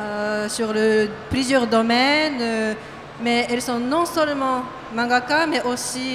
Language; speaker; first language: French; non-native, fluent; Japanese